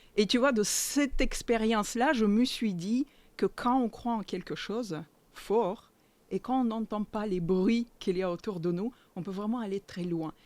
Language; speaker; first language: French; non-native, fluent; Russian